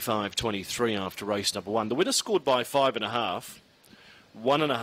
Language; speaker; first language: English; native; English